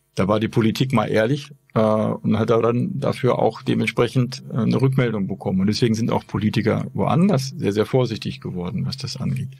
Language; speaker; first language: German; native; German